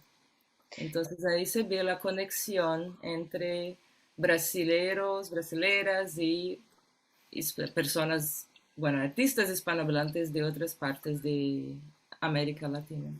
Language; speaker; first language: Spanish; non-native, fluent; Portuguese